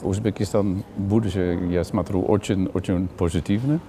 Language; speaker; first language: Russian; non-native, learner; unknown